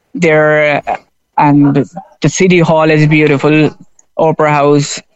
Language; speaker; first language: English; non-native, local second language; Urdu